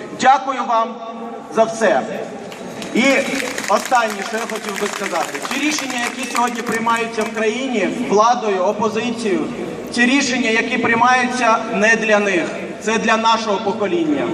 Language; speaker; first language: Ukrainian; early bilingual, other home language; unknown